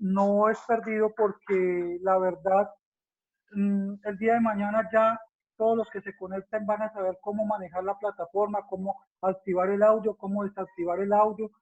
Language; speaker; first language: Spanish; native; Spanish